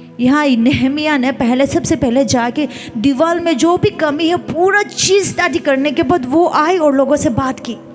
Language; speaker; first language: Hindi; non-native, local second language; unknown